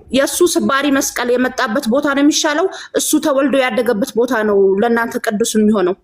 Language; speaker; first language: Amharic; non-native, local second language; Tigrinya